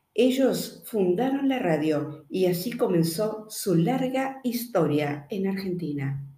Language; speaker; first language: Spanish; native; Spanish